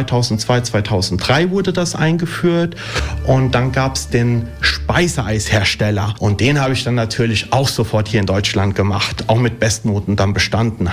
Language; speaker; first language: German; early bilingual, other home language; Italian